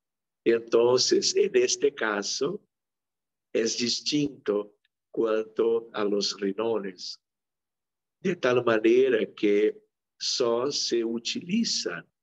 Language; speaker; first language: Spanish; non-native, local second language; Portuguese